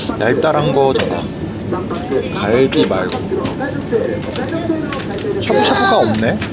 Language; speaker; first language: Korean; native; Korean